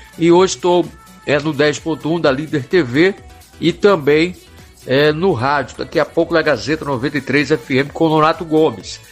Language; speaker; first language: Portuguese; native; Portuguese